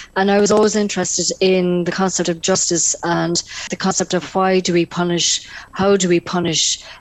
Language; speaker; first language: English; native; English